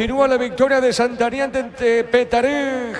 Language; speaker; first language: Spanish; native; Spanish